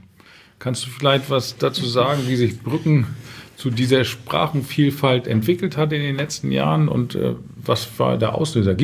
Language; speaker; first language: German; native; German